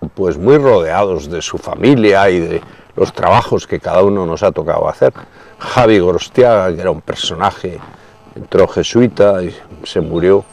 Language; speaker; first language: Spanish; native; Spanish